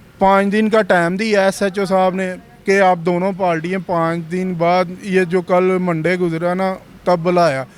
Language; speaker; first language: Urdu; non-native, local second language; Punjabi